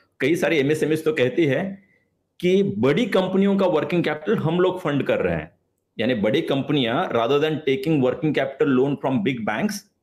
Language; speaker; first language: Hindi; non-native, local second language; Marathi